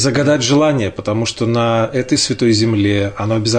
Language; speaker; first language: Russian; native; Russian